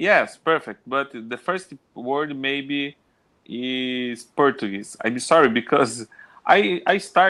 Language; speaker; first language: English; non-native, learner; Portuguese